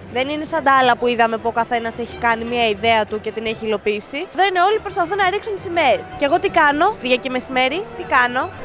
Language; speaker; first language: Greek; native; Greek